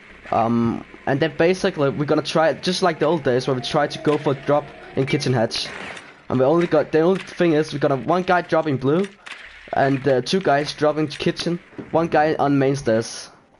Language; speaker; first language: English; non-native, fluent; Danish